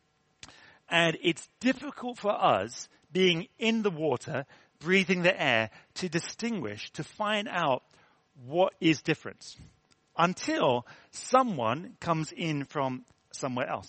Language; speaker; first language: English; native; English